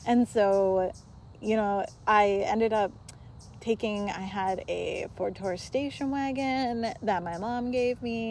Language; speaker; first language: English; native; English